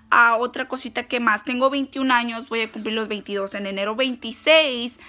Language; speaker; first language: Spanish; early bilingual, heritage; Spanish